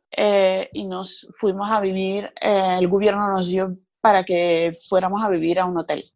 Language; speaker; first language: Spanish; non-native, fluent; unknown